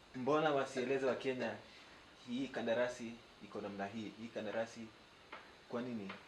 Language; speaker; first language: Swahili; native; Swahili